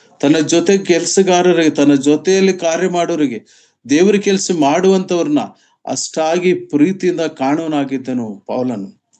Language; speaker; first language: Kannada; non-native, local second language; Telugu